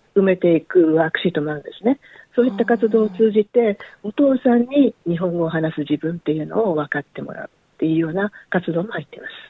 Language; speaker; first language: Japanese; native; Japanese